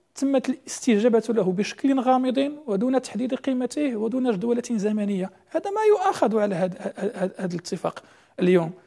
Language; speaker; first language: Arabic; native; Arabic